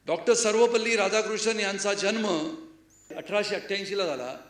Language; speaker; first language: Hindi; non-native, local second language; Marathi